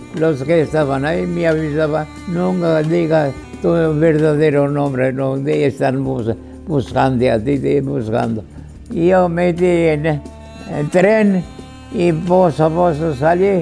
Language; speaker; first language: Spanish; non-native, fluent; Georgian